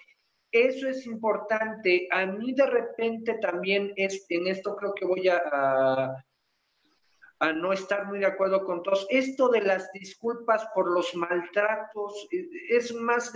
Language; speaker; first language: Spanish; native; Spanish